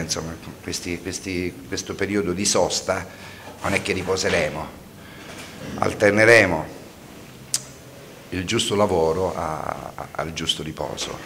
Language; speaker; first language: Italian; native; Italian